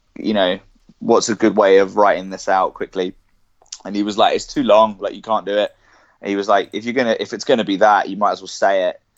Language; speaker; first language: English; native; English